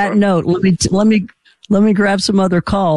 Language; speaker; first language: English; native; English